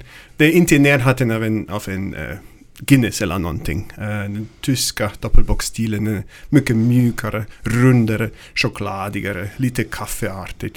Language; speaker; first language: Swedish; non-native, learner; German